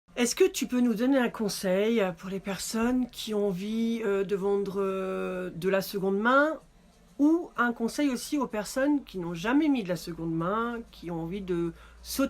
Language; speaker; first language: French; native; French